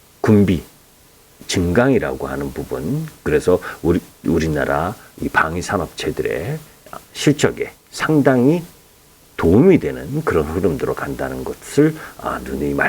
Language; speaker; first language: Korean; native; Korean